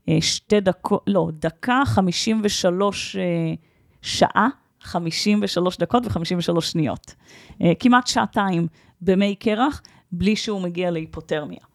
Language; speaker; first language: Hebrew; native; Hebrew